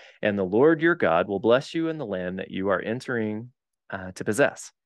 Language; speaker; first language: English; native; English